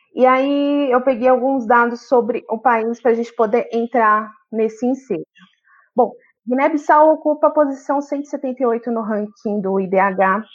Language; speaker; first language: Portuguese; native; Portuguese